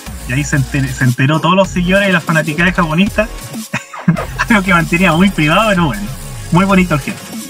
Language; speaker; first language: Spanish; native; Spanish